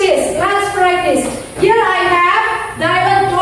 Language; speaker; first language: English; non-native, fluent; Indonesian